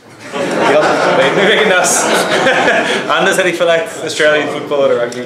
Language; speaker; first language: German; non-native, fluent; English